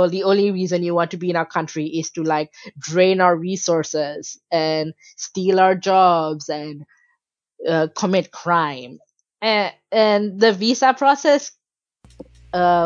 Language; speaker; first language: English; non-native, local second language; Bangla